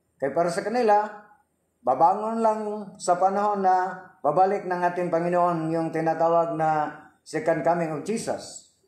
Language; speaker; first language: Filipino; non-native, local second language; Cebuano